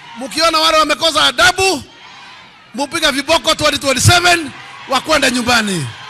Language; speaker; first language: Swahili; non-native, local second language; Kikuyu